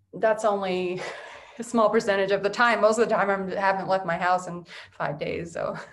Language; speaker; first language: English; native; English